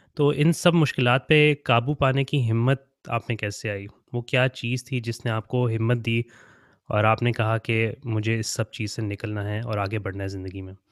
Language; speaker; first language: Urdu; native; Urdu